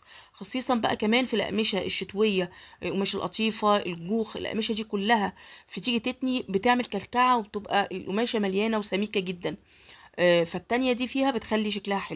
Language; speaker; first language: Arabic; native; Arabic